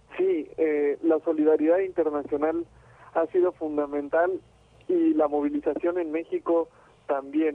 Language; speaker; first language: Spanish; native; Spanish